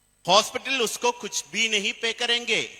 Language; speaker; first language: Hindi; non-native, local second language; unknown